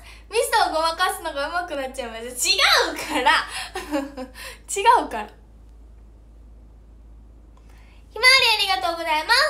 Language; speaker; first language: Japanese; native; Japanese